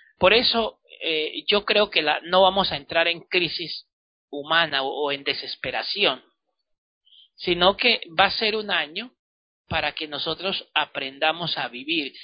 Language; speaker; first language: Spanish; native; Spanish